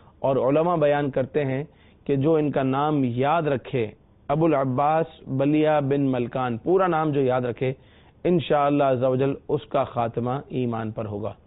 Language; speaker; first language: Urdu; native; Urdu